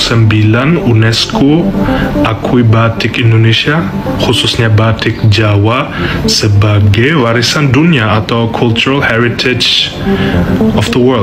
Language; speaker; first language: Indonesian; non-native, fluent; German